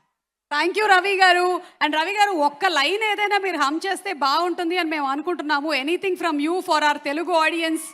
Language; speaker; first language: Telugu; native; Telugu